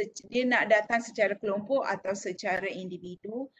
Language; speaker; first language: Malay; non-native, local second language; Tamil